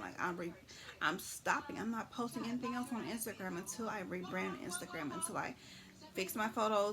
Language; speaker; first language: English; native; English